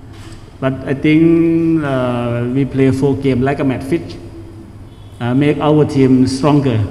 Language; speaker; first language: English; non-native, learner; Thai